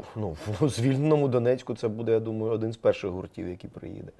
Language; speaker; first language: Ukrainian; non-native, local second language; Russian